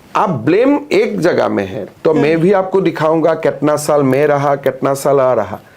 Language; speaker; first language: Hindi; non-native, local second language; Assamese